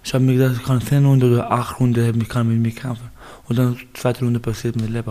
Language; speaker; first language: German; non-native, learner; Baluchi